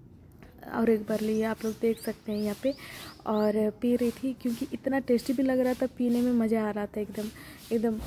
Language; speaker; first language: Hindi; non-native, local second language; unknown